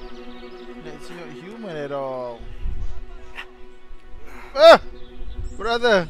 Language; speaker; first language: English; non-native, local second language; Malay